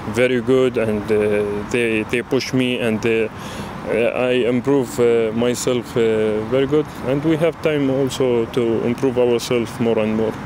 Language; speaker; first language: English; non-native, learner; Arabic